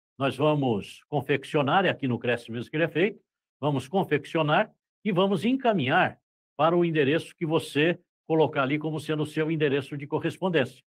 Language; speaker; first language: Portuguese; native; Portuguese